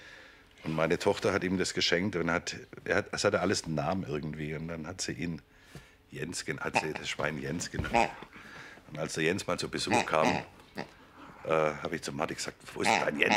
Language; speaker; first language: German; native; German